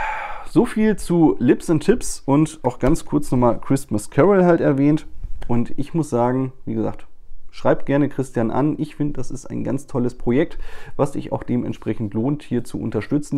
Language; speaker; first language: German; native; German